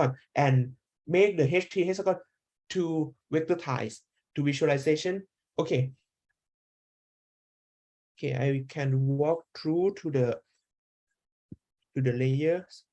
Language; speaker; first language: English; non-native, learner; Thai